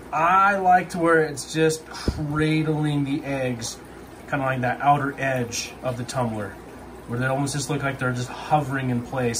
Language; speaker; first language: English; native; English